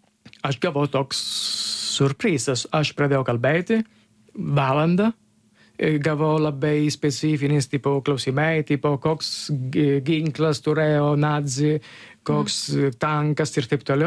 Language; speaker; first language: Lithuanian; non-native, learner; Italian